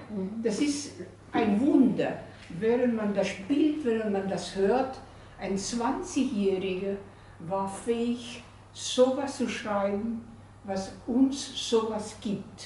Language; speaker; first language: German; non-native, fluent; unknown